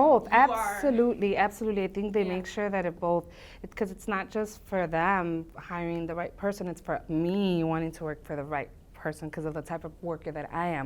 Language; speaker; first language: English; early bilingual, other home language; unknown